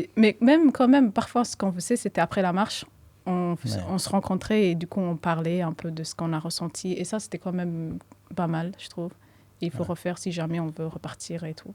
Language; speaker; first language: French; non-native, fluent; Somali